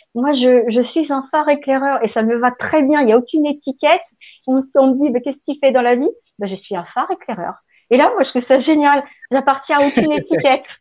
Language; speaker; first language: French; native; French